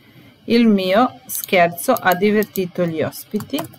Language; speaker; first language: Italian; non-native, fluent; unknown